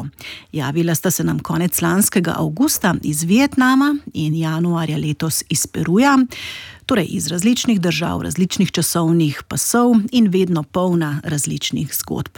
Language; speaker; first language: Slovenian; native; Slovenian